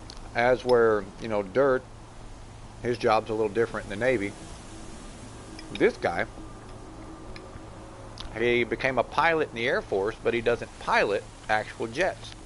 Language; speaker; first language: English; native; English